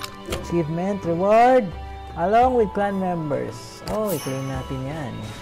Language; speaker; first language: English; non-native, local second language; Filipino